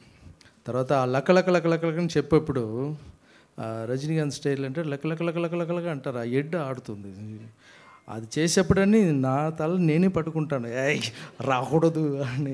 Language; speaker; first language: Telugu; non-native, fluent; Tamil